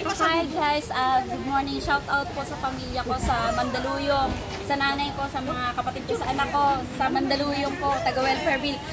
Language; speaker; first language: Filipino; native; Filipino